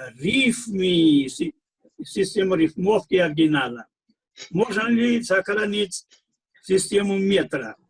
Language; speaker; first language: Russian; non-native, fluent; Hindi